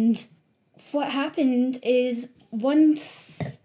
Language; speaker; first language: English; native; English